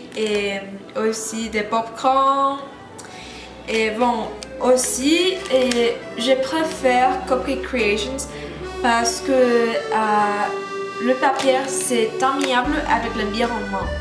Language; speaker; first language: French; non-native, learner; Spanish